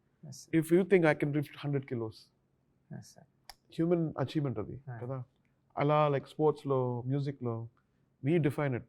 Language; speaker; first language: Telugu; non-native, learner; Tamil